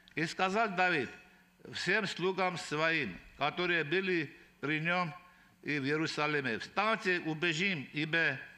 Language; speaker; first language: Russian; non-native, local second language; Armenian